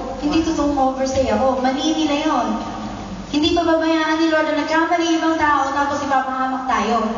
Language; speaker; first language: Filipino; native; Filipino